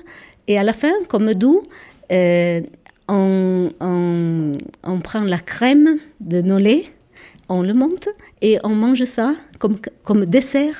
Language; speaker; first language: French; non-native, local second language; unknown